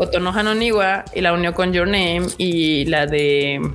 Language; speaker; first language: Spanish; native; Spanish